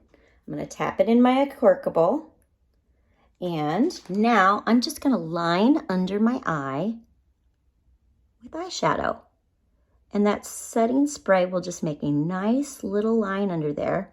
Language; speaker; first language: English; native; English